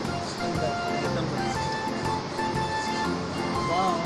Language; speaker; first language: English; non-native, local second language; Filipino